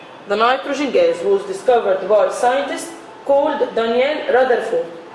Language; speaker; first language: English; non-native, fluent; Arabic